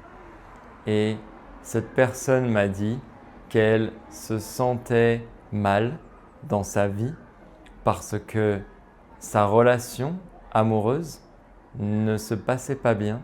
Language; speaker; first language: French; native; French